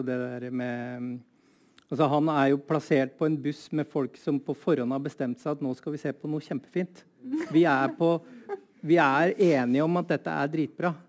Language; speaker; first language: Norwegian; native; Norwegian